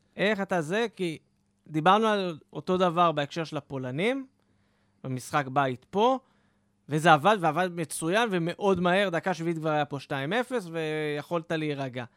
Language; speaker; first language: Hebrew; native; Hebrew